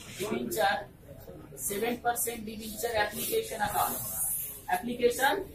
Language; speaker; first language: Hindi; native; Hindi